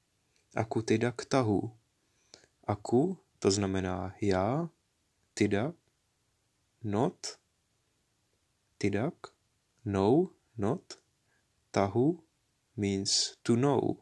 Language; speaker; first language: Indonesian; non-native, learner; Czech